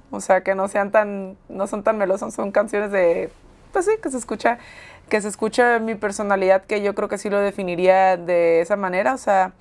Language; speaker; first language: Spanish; native; Spanish